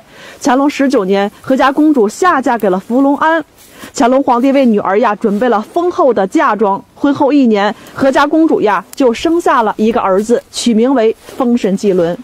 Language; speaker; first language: Chinese; native; Chinese